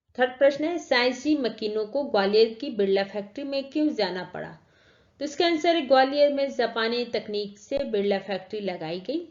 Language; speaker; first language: Hindi; native; Hindi